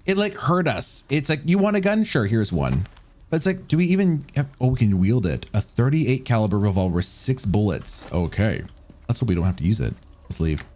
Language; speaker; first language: English; native; English